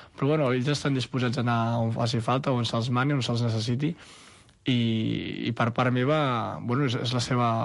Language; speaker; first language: Catalan; native; Catalan